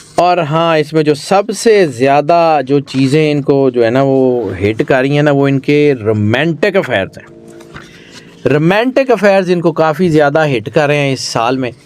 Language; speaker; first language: Urdu; non-native, local second language; Punjabi